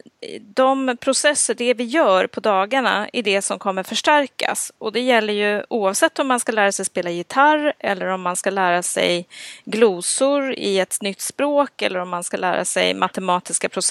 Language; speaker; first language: Swedish; native; Swedish